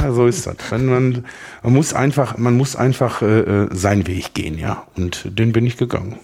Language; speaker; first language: German; native; German